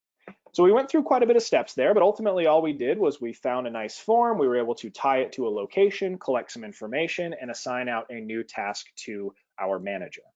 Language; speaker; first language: English; native; English